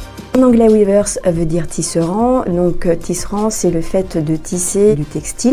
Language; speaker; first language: French; native; French